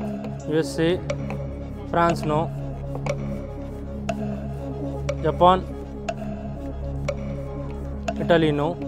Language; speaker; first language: English; non-native, local second language; Telugu